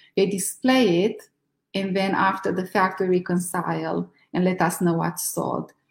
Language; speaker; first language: English; non-native, fluent; Romanian